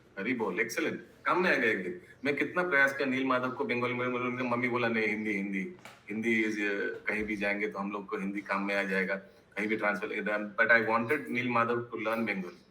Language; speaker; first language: Hindi; non-native, local second language; Bangla